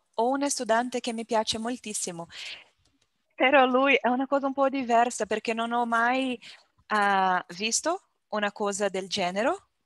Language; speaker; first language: Italian; non-native, learner; Portuguese